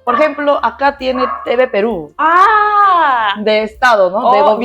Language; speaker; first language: Spanish; non-native, learner; Korean